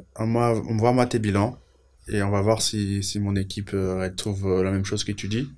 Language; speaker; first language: French; non-native, fluent; Portuguese